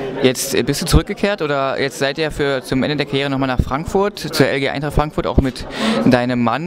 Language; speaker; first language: German; native; German